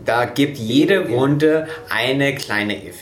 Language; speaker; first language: German; non-native, fluent; English